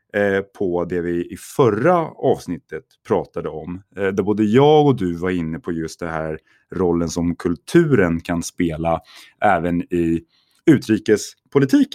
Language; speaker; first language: Swedish; native; Swedish